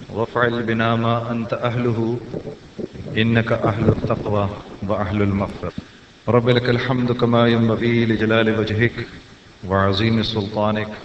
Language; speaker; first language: Urdu; native; Urdu